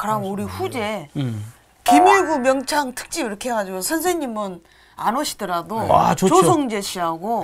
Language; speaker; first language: Korean; native; Korean